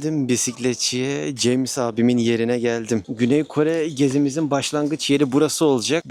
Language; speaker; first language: Turkish; native; Turkish